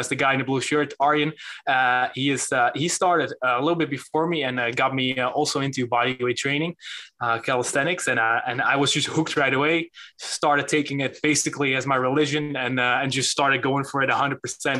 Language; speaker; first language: English; non-native, fluent; Dutch